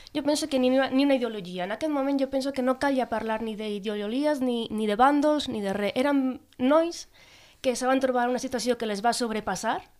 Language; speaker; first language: Catalan; non-native, local second language; Spanish